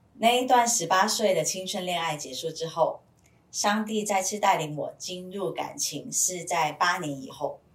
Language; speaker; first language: Chinese; non-native, local second language; Cantonese